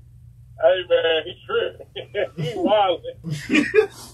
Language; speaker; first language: English; native; English